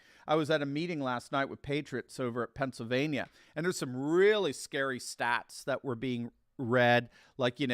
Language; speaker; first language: English; native; English